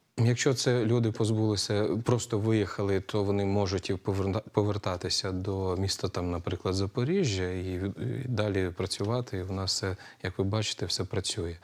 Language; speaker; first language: Ukrainian; native; Ukrainian